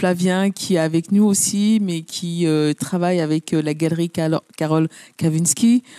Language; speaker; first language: French; early bilingual, other home language; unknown